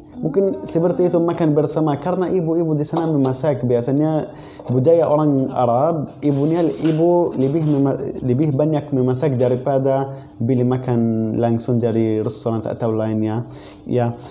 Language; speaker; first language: Malay; non-native, fluent; Arabic